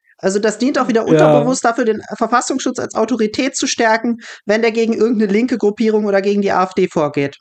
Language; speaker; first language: German; native; German